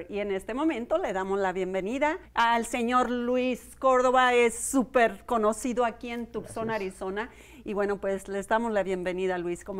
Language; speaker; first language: Spanish; native; Spanish